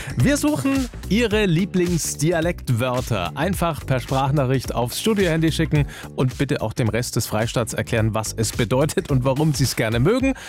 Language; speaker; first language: German; native; German